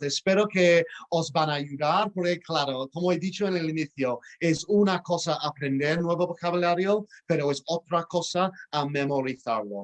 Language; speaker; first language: Spanish; non-native, fluent; English